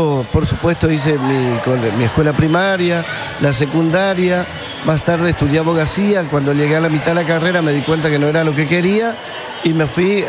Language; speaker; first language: Spanish; non-native, local second language; Guarani